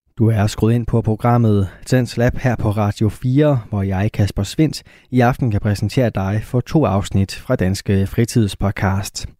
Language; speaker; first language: Danish; native; Danish